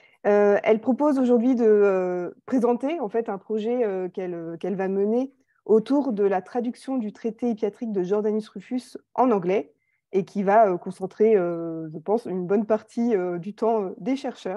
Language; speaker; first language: French; native; French